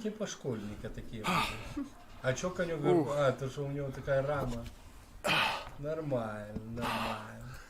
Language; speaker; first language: Russian; native; Russian